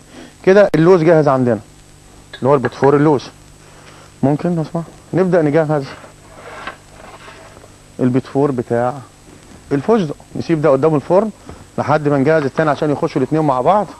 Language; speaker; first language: Arabic; native; Arabic